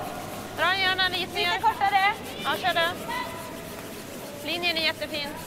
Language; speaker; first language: Swedish; native; Swedish